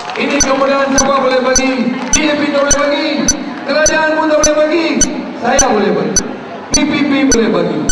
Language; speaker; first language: Malay; non-native, local second language; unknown